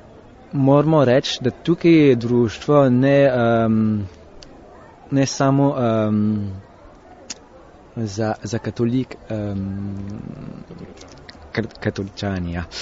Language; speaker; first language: Slovenian; early bilingual, heritage; Slovenian